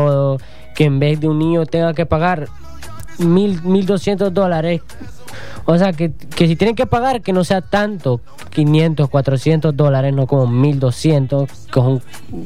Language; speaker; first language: Spanish; native; Spanish